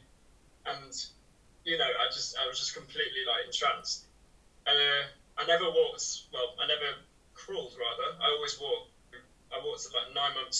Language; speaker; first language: English; native; English